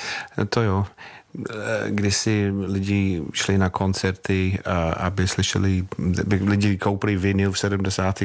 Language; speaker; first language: Czech; non-native, fluent; English